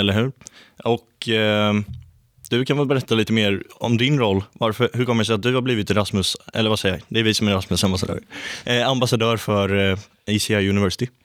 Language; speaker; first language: Swedish; native; Swedish